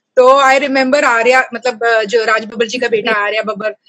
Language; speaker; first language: Hindi; native; Hindi